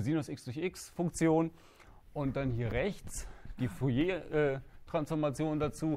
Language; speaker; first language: German; native; German